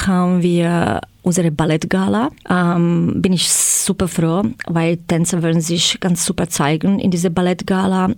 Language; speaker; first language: German; non-native, fluent; Croatian